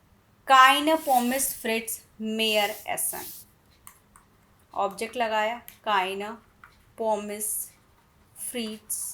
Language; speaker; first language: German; non-native, fluent; Hindi